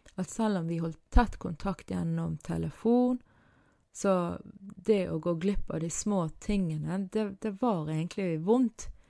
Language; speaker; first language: Norwegian; early bilingual, other home language; Arabic